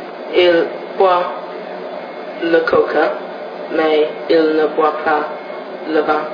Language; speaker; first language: French; non-native, learner; English